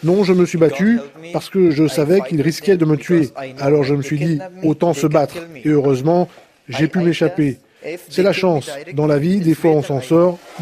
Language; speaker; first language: French; non-native, fluent; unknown